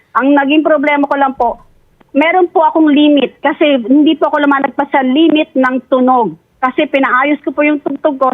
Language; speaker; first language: Filipino; native; Filipino